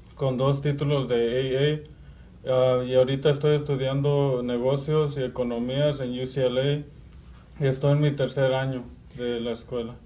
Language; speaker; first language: Spanish; early bilingual, heritage; Spanish